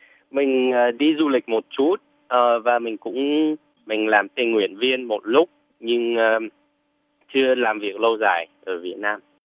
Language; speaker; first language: Vietnamese; non-native, fluent; English